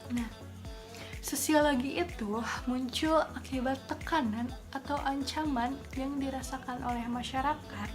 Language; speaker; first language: Indonesian; native; Indonesian